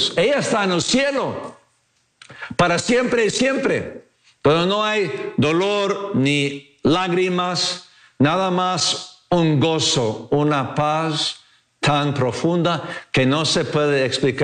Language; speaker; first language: Spanish; non-native, fluent; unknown